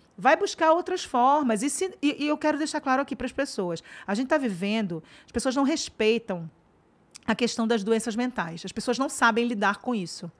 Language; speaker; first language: Portuguese; native; Portuguese